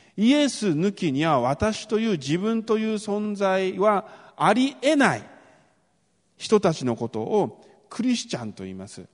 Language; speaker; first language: Japanese; early bilingual, other home language; Korean